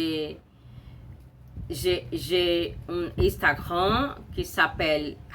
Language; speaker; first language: French; non-native, learner; Portuguese